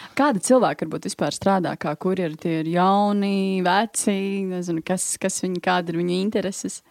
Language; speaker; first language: Latvian; native; Latvian